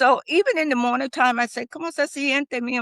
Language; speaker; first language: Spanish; non-native, learner; English